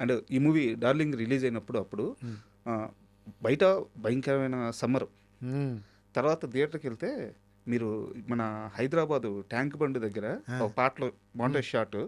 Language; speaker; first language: Telugu; native; Telugu